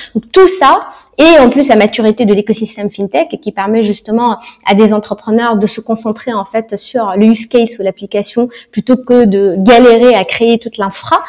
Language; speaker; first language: French; non-native, local second language; Arabic